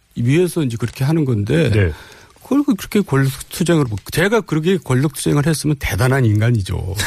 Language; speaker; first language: Korean; native; Korean